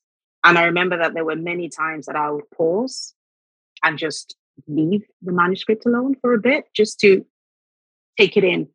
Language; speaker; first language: English; non-native, local second language; Yoruba